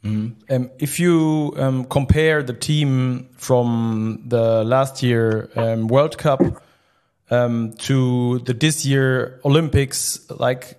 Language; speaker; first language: English; non-native, fluent; German